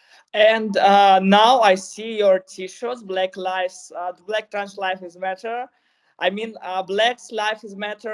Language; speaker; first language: English; non-native, learner; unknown